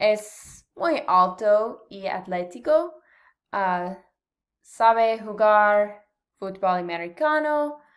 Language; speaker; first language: Spanish; non-native, learner; English